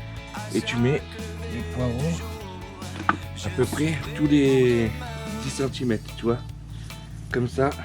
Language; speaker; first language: French; native; French